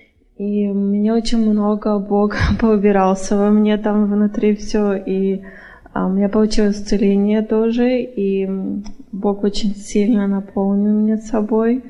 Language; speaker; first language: Russian; early bilingual, heritage; Russian